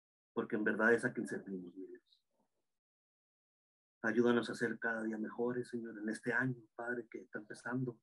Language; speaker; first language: Spanish; native; Spanish